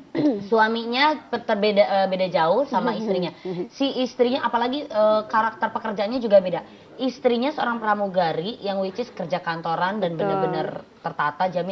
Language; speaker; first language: Indonesian; native; Indonesian